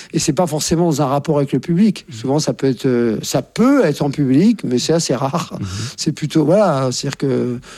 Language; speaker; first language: French; native; French